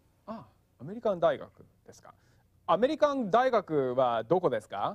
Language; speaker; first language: Japanese; non-native, fluent; English